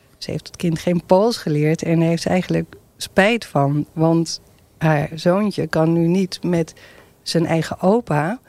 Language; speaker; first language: Dutch; native; Dutch